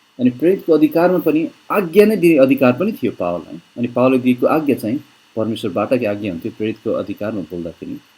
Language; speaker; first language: Nepali; native; Nepali